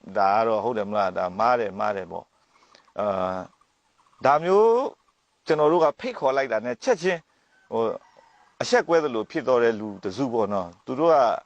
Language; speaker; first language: Burmese; non-native, local second language; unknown